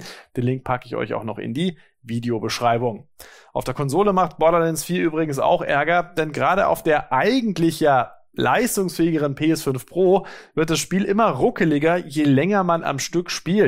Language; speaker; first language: German; native; German